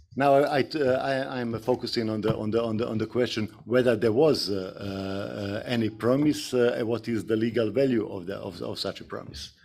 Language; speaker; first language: English; non-native, fluent; Serbian